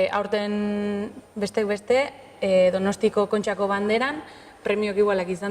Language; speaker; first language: Basque; native; Basque